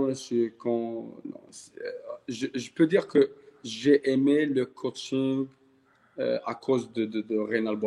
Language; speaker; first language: French; non-native, local second language; Arabic